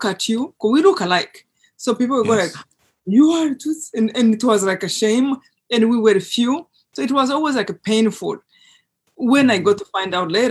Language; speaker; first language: English; non-native, local second language; Kinyarwanda